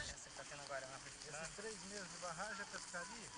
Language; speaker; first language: Portuguese; native; Portuguese